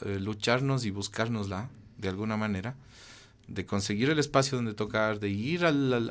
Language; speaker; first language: Spanish; native; Spanish